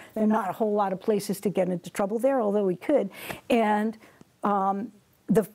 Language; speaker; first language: English; native; English